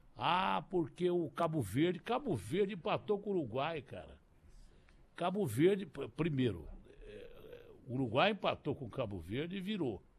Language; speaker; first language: Portuguese; native; Portuguese